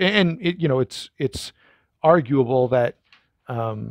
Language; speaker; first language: English; native; English